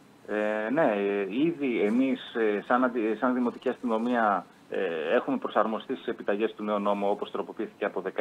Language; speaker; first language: Greek; native; Greek